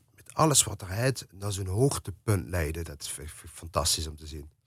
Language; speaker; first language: Dutch; native; Dutch